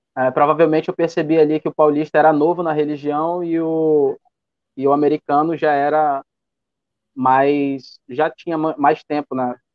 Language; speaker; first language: Portuguese; native; Portuguese